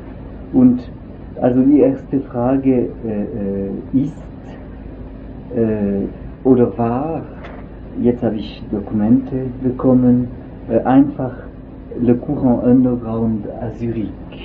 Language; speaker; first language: German; non-native, local second language; French